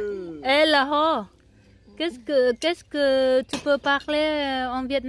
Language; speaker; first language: French; early bilingual, other home language; Vietnamese